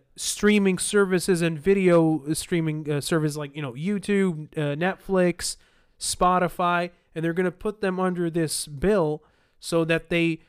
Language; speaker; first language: English; early bilingual, other home language; Arabic